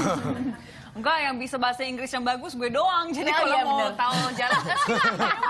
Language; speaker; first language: Indonesian; native; Indonesian